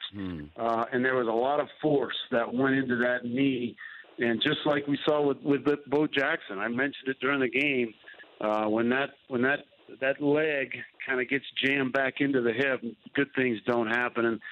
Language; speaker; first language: English; native; English